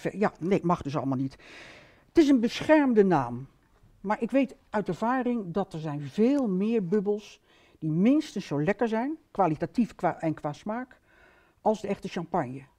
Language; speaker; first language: Dutch; native; Dutch